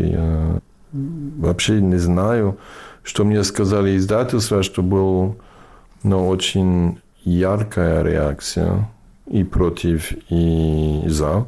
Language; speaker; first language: Russian; non-native, fluent; English